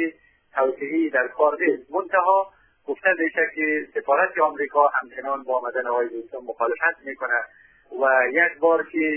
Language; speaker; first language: Persian; native; Persian